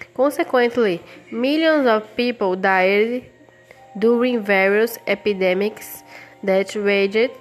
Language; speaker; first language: English; non-native, fluent; Portuguese